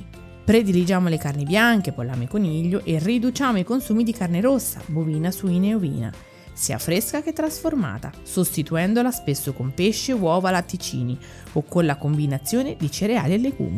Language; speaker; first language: Italian; native; Italian